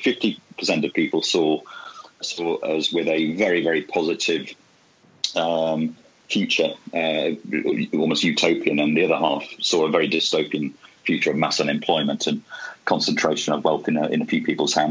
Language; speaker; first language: English; native; English